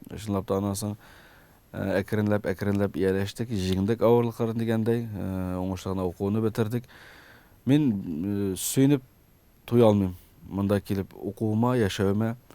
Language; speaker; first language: Tatar; early bilingual, heritage; Tatar